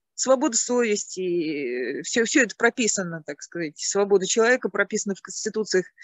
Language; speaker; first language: Russian; native; Russian